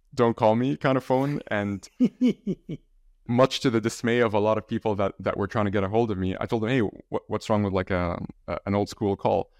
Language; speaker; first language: English; non-native, fluent; Arabic